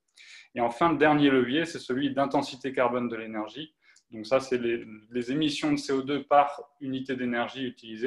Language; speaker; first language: French; native; French